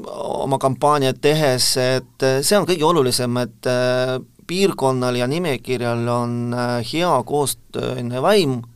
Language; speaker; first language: Estonian; non-native, local second language; Russian